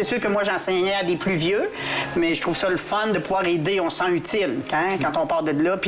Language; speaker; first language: French; native; French